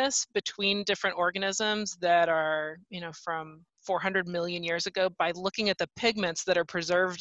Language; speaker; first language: English; native; English